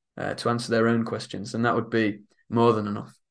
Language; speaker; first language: English; native; English